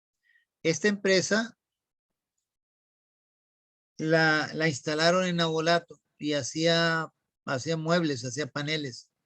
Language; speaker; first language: Spanish; native; Spanish